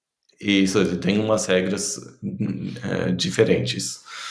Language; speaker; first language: Portuguese; non-native, fluent; German